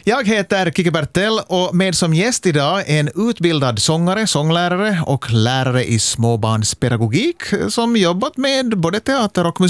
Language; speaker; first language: Swedish; native; Swedish